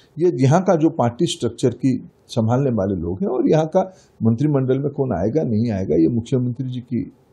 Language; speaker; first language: Hindi; non-native, local second language; Odia